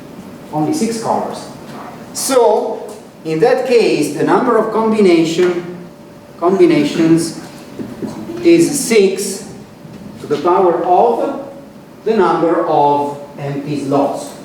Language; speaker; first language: English; non-native, fluent; Italian